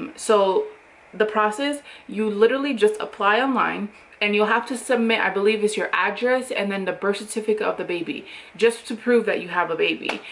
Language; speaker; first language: English; native; English